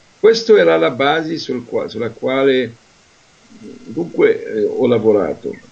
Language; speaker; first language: Italian; non-native, fluent; French